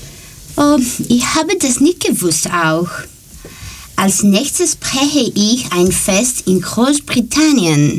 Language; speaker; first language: German; non-native, learner; Greek